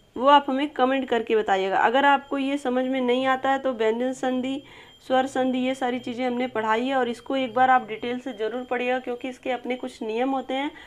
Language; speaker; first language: Hindi; native; Hindi